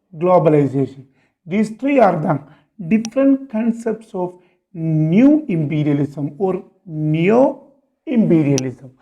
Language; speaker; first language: English; non-native, local second language; Malayalam